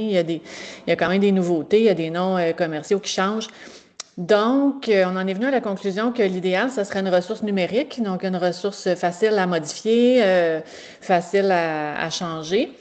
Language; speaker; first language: French; native; French